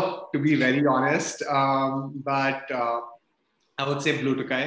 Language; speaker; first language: English; non-native, local second language; Hindi